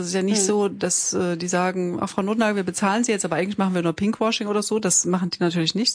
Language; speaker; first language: German; native; German